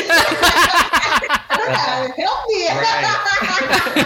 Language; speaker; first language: English; non-native, local second language; Filipino